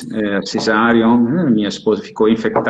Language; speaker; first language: Portuguese; non-native, fluent; Dutch